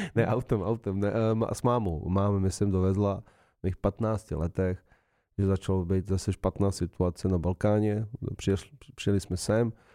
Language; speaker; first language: Czech; non-native, fluent; Serbian